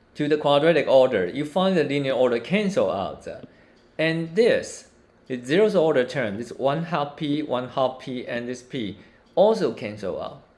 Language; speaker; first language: English; non-native, fluent; Chinese